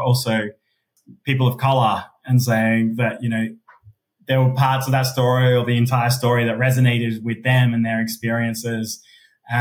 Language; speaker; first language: English; native; English